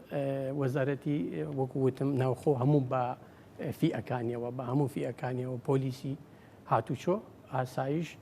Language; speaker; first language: Central Kurdish; native; Central Kurdish